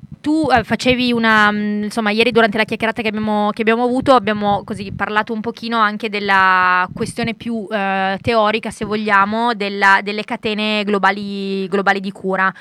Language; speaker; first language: Italian; native; Italian